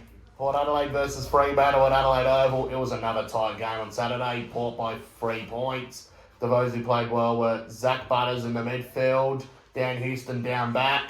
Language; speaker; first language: English; native; English